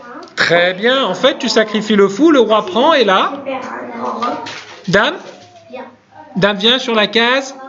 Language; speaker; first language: French; native; French